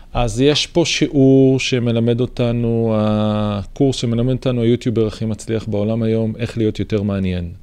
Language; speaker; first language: Hebrew; native; Hebrew